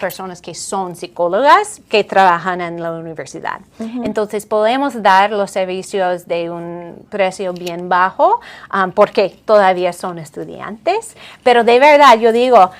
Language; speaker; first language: Spanish; non-native, fluent; English